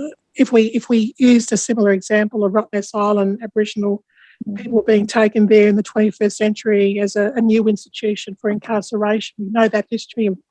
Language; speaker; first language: English; native; English